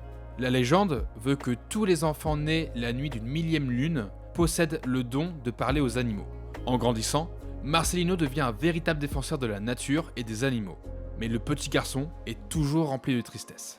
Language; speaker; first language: French; native; French